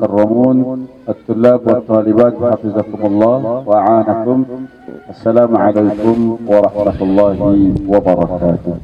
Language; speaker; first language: Arabic; non-native, fluent; Indonesian